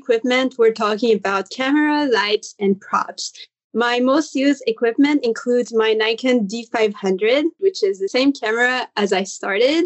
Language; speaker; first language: English; native; English